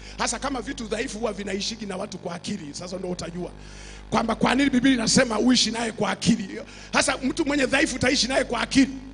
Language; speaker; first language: Swahili; native; Swahili